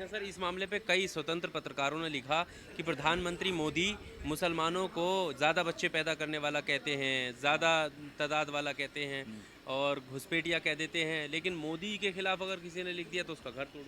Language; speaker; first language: Hindi; native; Hindi